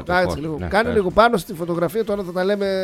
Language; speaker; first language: Greek; native; Greek